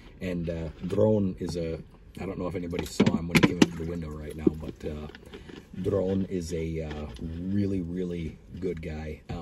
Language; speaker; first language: English; native; English